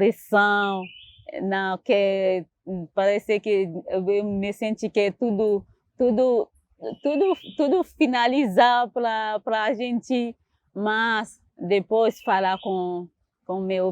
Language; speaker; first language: Portuguese; non-native, learner; Haitian Creole